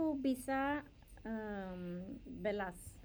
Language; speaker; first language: Indonesian; non-native, learner; English